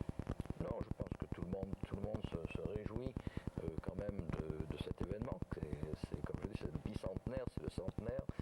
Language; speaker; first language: French; native; French